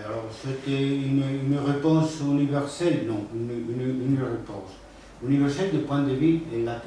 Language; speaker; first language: French; non-native, fluent; Spanish